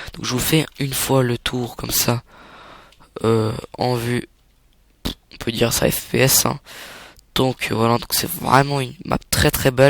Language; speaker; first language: French; native; French